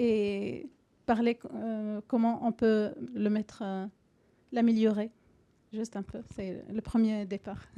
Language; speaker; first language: French; non-native, fluent; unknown